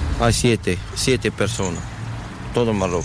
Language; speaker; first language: Spanish; non-native, learner; Arabic